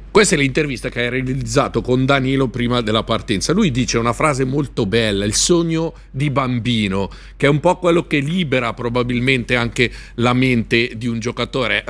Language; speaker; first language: Italian; native; Italian